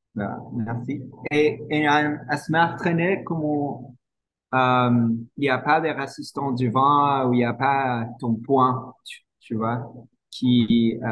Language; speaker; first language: French; non-native, fluent; English